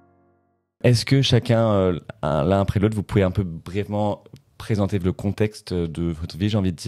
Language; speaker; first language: French; native; French